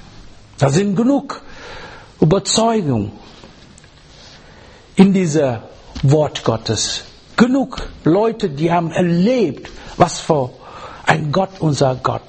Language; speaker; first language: German; non-native, learner; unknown